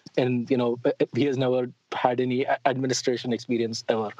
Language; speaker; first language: English; non-native, local second language; Hindi